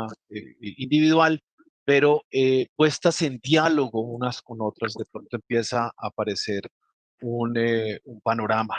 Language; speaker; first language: Spanish; native; Spanish